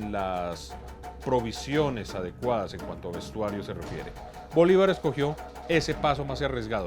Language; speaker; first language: Spanish; native; Spanish